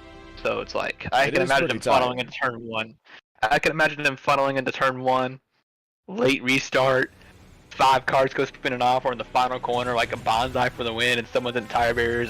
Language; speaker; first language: English; native; English